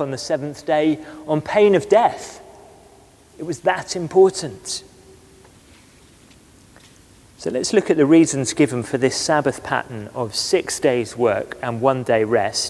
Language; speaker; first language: English; native; English